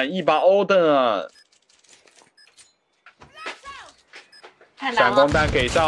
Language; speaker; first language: Chinese; native; Chinese